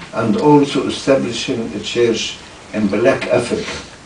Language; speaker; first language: English; non-native, fluent; Arabic